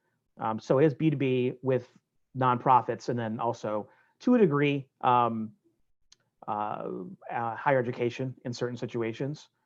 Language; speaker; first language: English; native; English